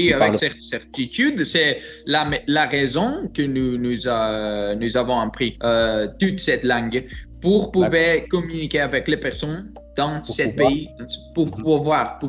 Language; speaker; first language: French; non-native, learner; Greek